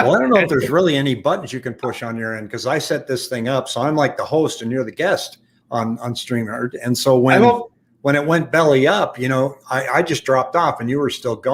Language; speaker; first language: English; native; English